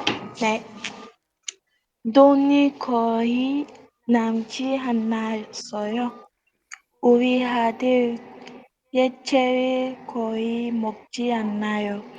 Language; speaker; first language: Korean; non-native, learner; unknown